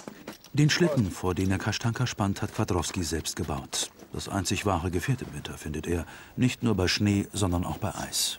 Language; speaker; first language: German; native; German